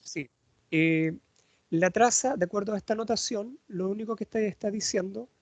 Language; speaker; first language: Spanish; native; Spanish